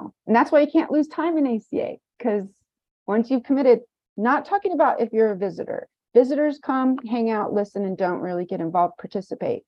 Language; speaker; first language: English; native; English